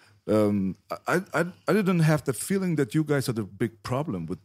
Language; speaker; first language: English; non-native, fluent; Persian